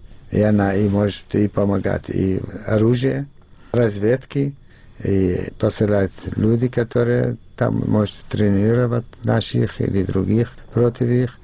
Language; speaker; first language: Russian; non-native, fluent; Arabic